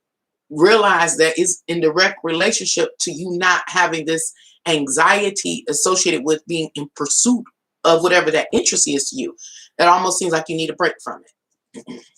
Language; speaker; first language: English; native; English